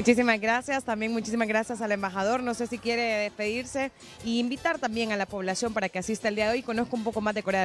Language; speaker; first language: Spanish; native; Spanish